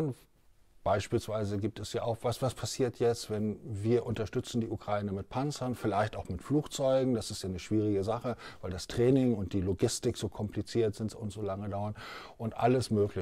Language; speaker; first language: German; native; German